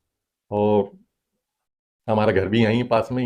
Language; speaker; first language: Hindi; native; Hindi